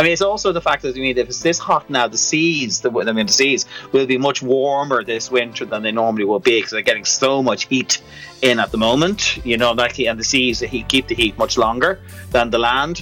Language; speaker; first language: English; non-native, local second language; Irish